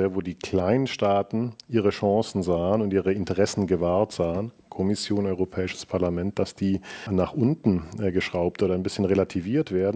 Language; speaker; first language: German; native; German